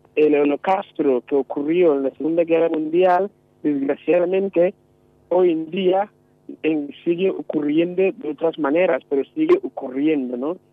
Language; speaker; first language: Spanish; non-native, fluent; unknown